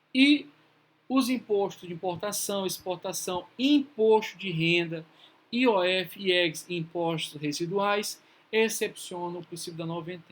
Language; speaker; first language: Portuguese; native; Portuguese